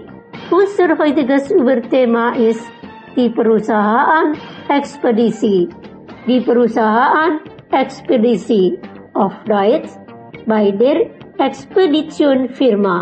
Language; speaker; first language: German; non-native, learner; Indonesian